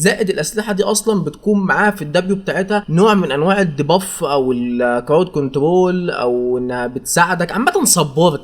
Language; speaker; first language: Arabic; native; Arabic